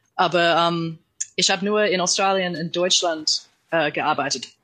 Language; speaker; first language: German; non-native, learner; English